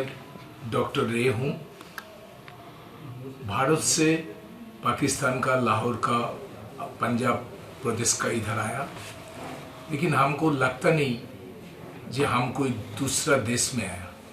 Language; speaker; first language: Hindi; non-native, local second language; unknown